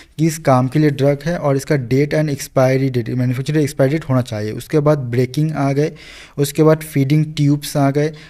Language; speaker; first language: Hindi; non-native, local second language; Bangla